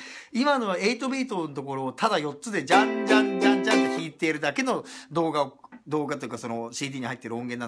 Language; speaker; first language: Japanese; native; Japanese